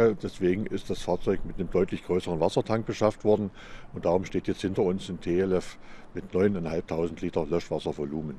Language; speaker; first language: German; native; German